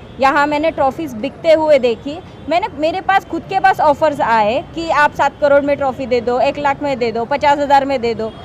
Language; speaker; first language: Hindi; non-native, local second language; Marathi